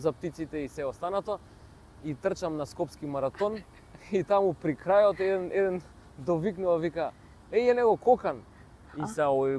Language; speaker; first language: Macedonian; native; Macedonian